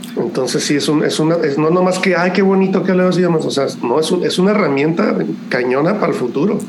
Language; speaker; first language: Spanish; native; Spanish